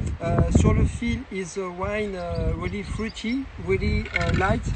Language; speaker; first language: English; non-native, learner; French